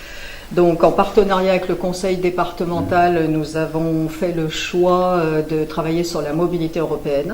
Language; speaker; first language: French; native; French